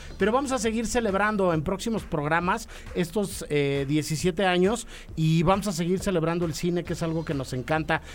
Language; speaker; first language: Spanish; native; Spanish